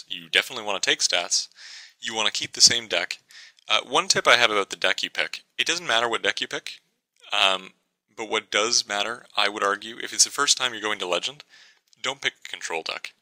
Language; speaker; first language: English; native; English